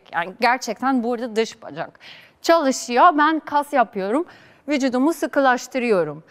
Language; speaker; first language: Turkish; non-native, fluent; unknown